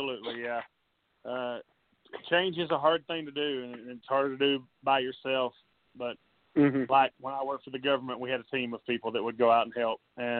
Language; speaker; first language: English; native; English